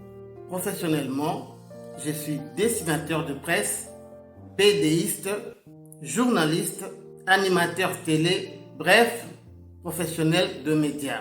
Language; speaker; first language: French; non-native, local second language; Lingala